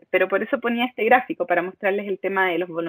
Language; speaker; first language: Spanish; native; Spanish